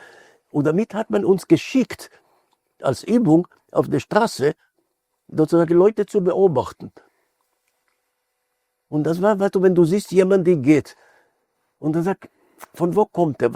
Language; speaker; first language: German; non-native, fluent; Hebrew